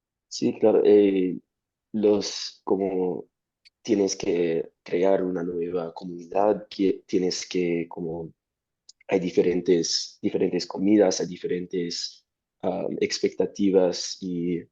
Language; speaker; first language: Spanish; non-native, fluent; English